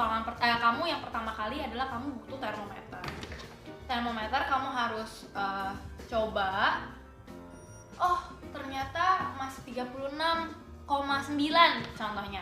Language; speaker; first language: Indonesian; native; Indonesian